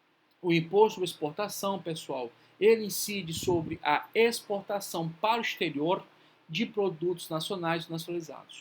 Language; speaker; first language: Portuguese; native; Portuguese